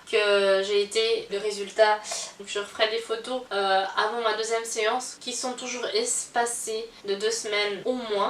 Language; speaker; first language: French; native; French